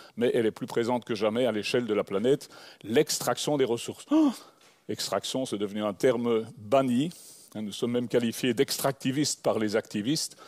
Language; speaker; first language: French; native; French